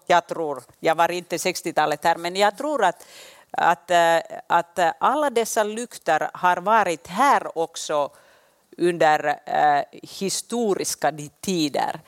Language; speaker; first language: Swedish; non-native, local second language; Finnish